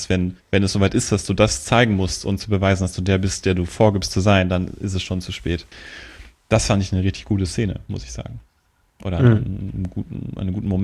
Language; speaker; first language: German; native; German